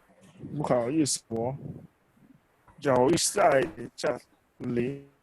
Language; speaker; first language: Chinese; non-native, learner; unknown